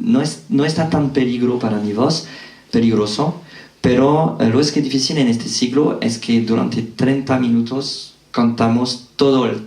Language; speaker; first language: Spanish; non-native, fluent; French